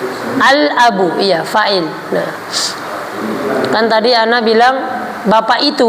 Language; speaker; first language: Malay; non-native, local second language; Javanese